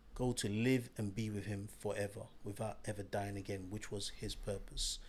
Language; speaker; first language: English; native; English